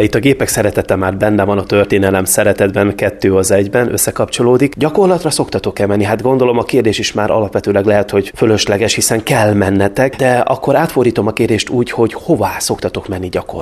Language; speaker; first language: Hungarian; native; Hungarian